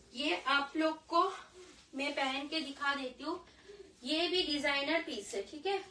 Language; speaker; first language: Hindi; non-native, local second language; Bangla